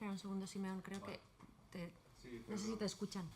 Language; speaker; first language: Spanish; native; Spanish